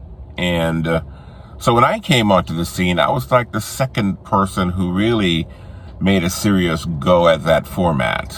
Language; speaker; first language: English; native; English